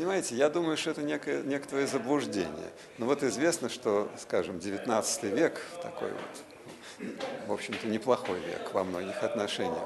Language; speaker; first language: Russian; native; Russian